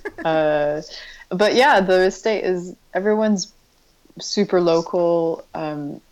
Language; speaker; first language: English; native; English